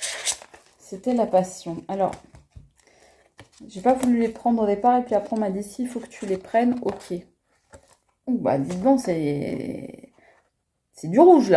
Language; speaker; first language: French; native; French